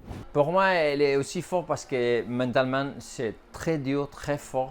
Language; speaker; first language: French; non-native, fluent; Spanish